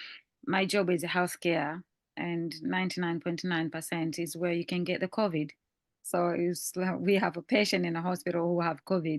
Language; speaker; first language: English; non-native, fluent; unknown